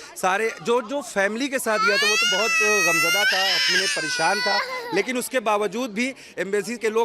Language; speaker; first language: Hindi; native; Hindi